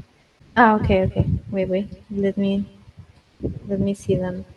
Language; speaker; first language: English; non-native, fluent; Spanish